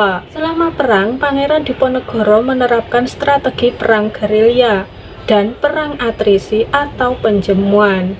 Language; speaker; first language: Indonesian; native; Indonesian